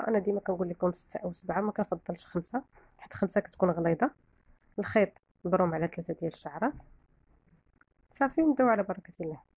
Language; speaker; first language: Arabic; native; Arabic